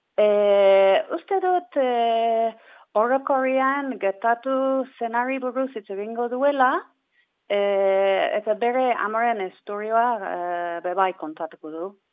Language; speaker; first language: Basque; non-native, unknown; English